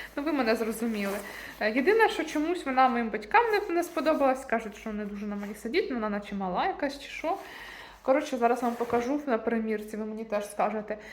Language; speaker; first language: Ukrainian; native; Ukrainian